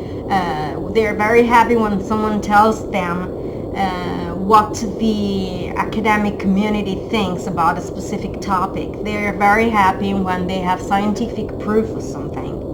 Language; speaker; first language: English; non-native, fluent; Italian